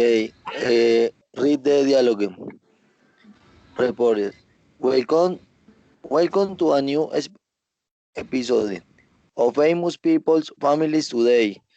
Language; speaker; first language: English; non-native, learner; Spanish